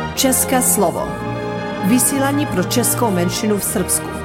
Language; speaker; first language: Czech; early bilingual, heritage; Czech